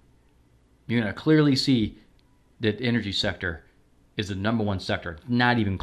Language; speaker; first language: English; native; English